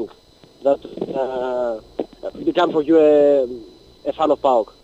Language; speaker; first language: English; non-native, learner; Greek